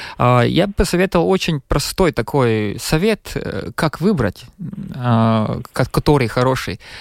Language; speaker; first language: Russian; non-native, local second language; Latvian